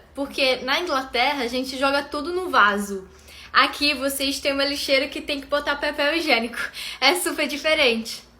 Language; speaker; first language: Portuguese; non-native, fluent; English